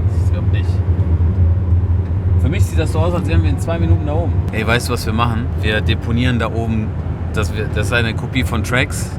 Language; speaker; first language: German; native; German